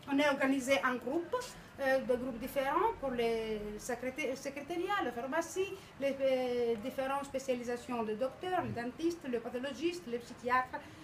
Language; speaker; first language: French; non-native, learner; Greek